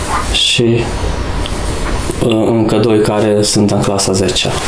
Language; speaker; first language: Romanian; non-native, local second language; Hungarian